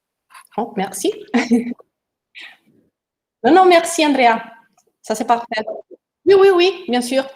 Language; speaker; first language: French; non-native, learner; Italian